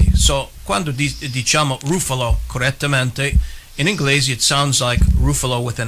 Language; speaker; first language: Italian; early bilingual, heritage; English